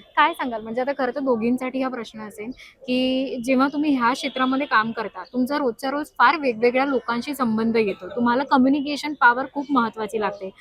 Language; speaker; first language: Marathi; native; Marathi